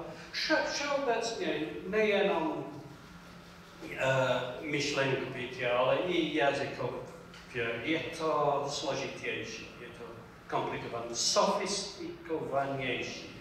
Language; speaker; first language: Czech; non-native, fluent; English